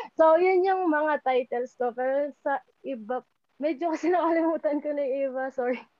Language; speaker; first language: Filipino; non-native, local second language; Pampanga